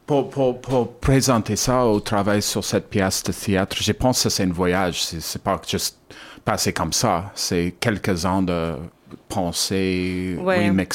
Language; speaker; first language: French; non-native, learner; English